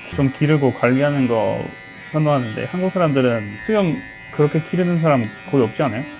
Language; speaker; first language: Korean; non-native, fluent; English